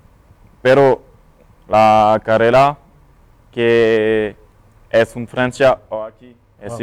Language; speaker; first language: Spanish; non-native, learner; French